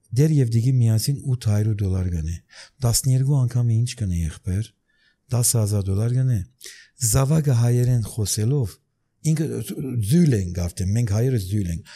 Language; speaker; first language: Armenian; early bilingual, heritage; Armenian